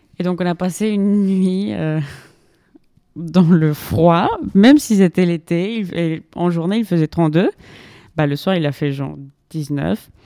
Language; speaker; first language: French; non-native, fluent; Spanish